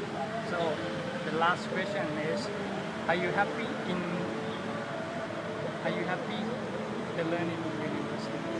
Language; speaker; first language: English; non-native, learner; Thai